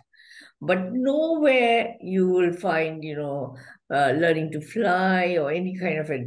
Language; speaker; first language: English; non-native, local second language; Malayalam